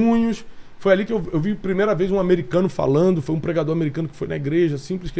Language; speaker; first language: Portuguese; native; Portuguese